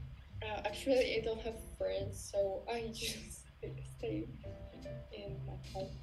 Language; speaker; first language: English; non-native, learner; Polish